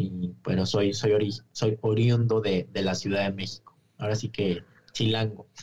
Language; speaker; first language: Spanish; native; Spanish